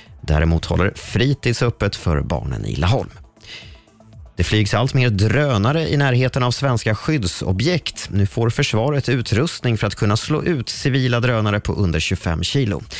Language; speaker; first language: Swedish; native; Swedish